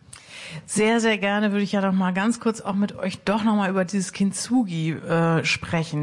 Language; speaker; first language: German; native; German